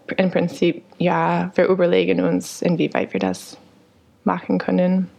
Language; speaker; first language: German; non-native, fluent; English